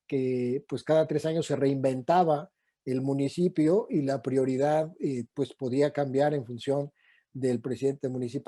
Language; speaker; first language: Spanish; native; Spanish